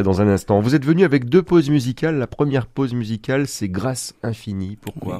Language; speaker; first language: French; native; French